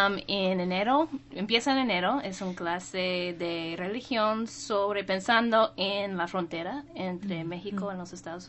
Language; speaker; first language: Spanish; non-native, fluent; English